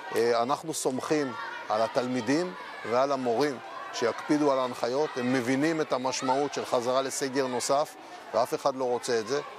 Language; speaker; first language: Hebrew; native; Hebrew